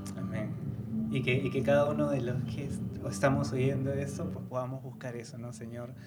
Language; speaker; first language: Spanish; native; Spanish